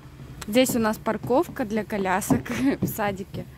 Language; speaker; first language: Russian; native; Russian